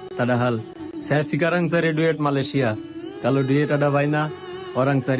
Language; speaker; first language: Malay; non-native, learner; Bangla